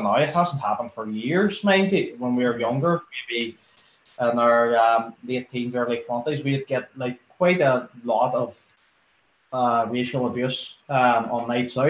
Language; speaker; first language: English; native; English